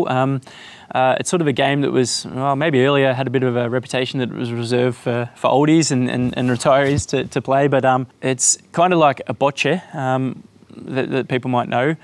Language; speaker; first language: English; native; English